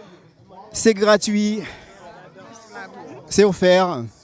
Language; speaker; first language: French; native; French